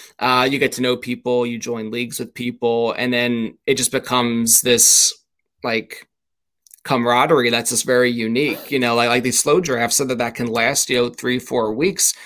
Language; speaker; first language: English; native; English